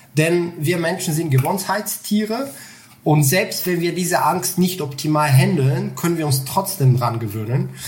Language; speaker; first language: German; non-native, fluent; Bulgarian